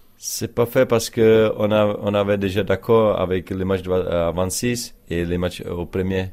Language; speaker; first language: French; non-native, learner; Czech